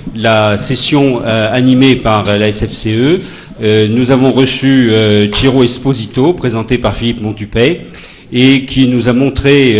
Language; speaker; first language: French; native; French